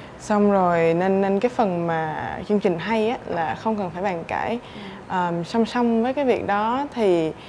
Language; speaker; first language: Vietnamese; native; Vietnamese